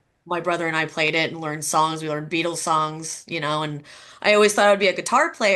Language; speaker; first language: English; native; English